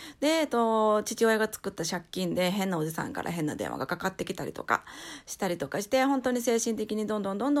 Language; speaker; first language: Japanese; native; Japanese